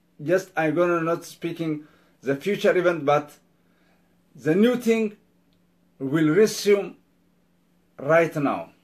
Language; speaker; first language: English; non-native, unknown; Amharic